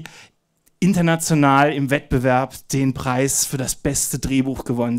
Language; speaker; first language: German; native; German